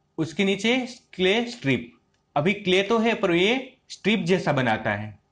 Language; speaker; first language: Hindi; native; Hindi